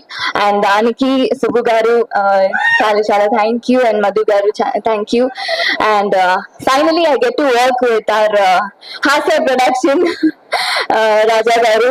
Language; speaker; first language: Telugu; non-native, fluent; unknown